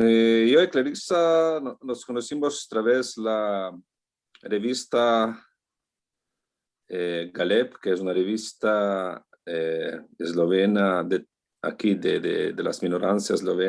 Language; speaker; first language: Spanish; non-native, learner; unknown